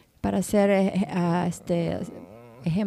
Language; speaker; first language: Spanish; non-native, learner; Japanese